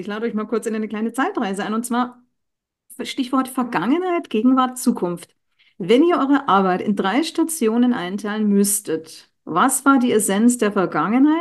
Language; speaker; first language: German; native; German